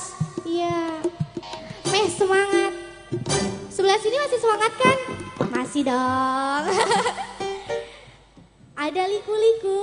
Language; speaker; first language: Indonesian; non-native, local second language; Sundanese